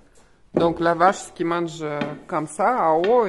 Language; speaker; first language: French; non-native, learner; Russian